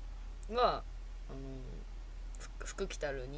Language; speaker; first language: Japanese; native; Japanese